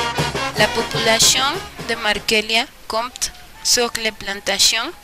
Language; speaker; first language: French; non-native, learner; Spanish